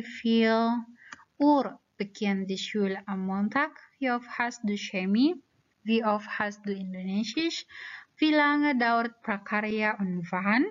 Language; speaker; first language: German; non-native, learner; Indonesian